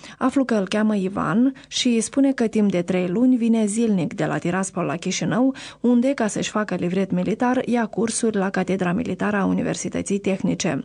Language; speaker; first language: Romanian; native; Romanian